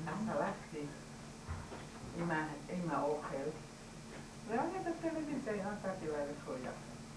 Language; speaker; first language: Hebrew; non-native, learner; Hungarian